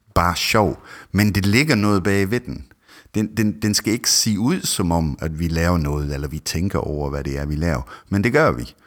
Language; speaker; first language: Danish; non-native, fluent; English